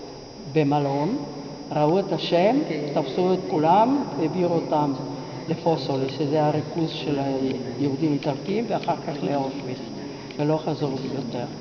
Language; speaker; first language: Hebrew; non-native, fluent; Italian